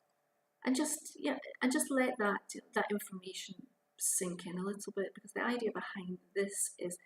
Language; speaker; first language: English; native; English